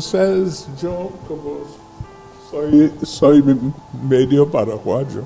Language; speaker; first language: Spanish; non-native, fluent; English